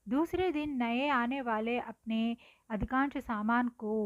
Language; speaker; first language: Hindi; non-native, local second language; Telugu